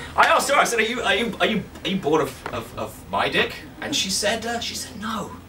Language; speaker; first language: English; native; English